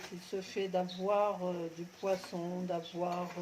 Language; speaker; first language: French; non-native, local second language; Arabic